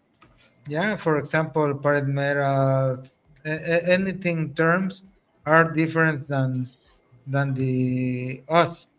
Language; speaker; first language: English; non-native, learner; Spanish